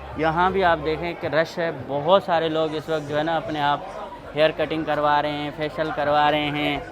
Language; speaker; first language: Urdu; non-native, local second language; Sindhi